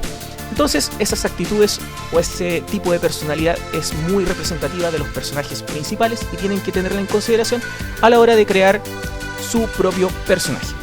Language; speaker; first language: Spanish; native; Spanish